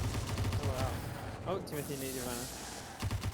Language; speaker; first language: Welsh; native; Welsh